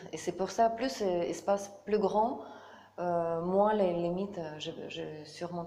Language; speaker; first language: French; non-native, learner; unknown